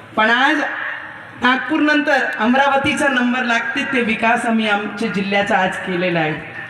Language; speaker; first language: Marathi; non-native, local second language; Hindi